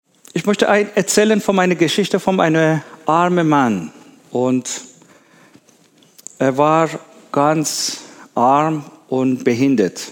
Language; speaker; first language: German; non-native, learner; Persian